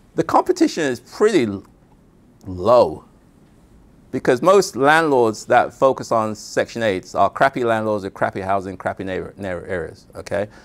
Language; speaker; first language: English; native; English